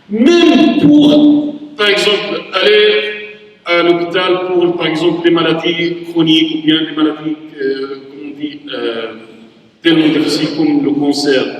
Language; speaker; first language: French; non-native, learner; Arabic